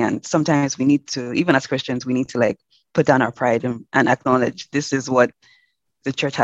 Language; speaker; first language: English; non-native, local second language; Yoruba